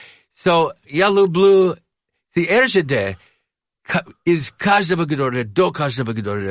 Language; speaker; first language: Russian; non-native, learner; English